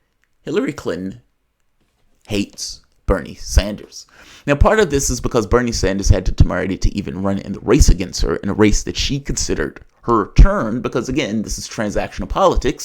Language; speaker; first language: English; native; English